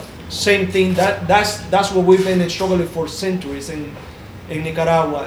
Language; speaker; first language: English; non-native, fluent; Spanish